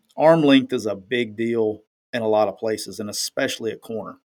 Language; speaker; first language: English; native; English